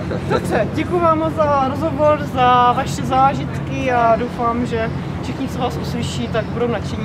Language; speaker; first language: Czech; native; Czech